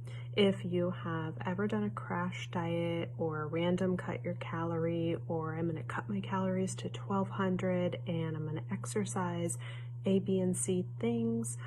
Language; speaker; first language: English; native; English